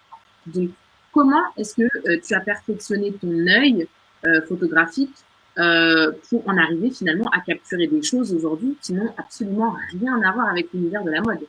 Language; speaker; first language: French; native; French